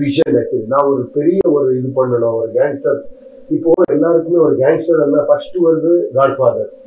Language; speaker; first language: Tamil; non-native, learner; Kannada